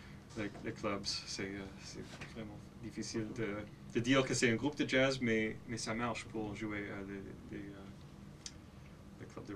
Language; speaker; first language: French; non-native, local second language; English